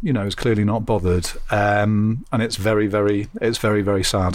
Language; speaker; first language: English; native; English